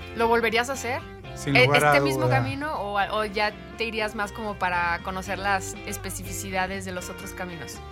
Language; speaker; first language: Spanish; native; Spanish